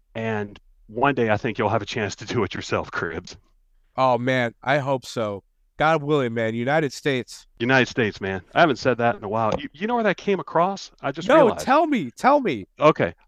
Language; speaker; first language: English; native; English